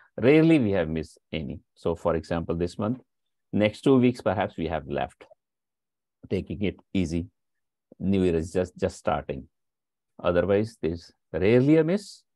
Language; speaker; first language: English; non-native, local second language; Hindi